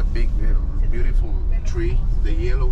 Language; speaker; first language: English; non-native, fluent; Spanish